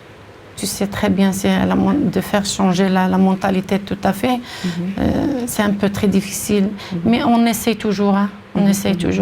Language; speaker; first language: French; non-native, local second language; Arabic